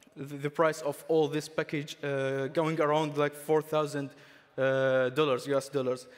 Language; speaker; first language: English; non-native, fluent; Arabic